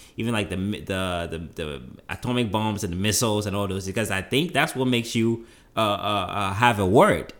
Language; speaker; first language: English; non-native, local second language; Akan